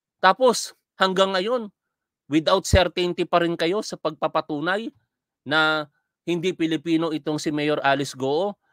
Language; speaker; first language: Filipino; native; Filipino